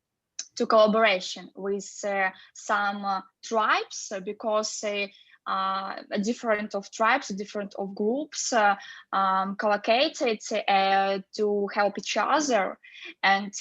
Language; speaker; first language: English; non-native, fluent; Russian